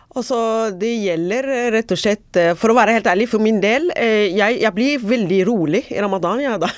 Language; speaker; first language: Norwegian; non-native, fluent; Arabic